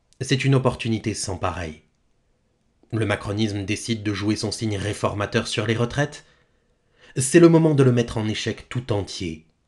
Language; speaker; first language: French; native; French